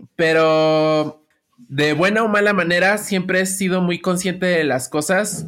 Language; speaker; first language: Spanish; native; Spanish